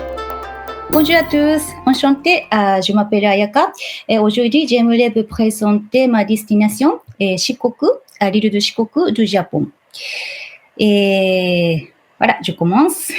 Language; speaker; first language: French; non-native, fluent; Japanese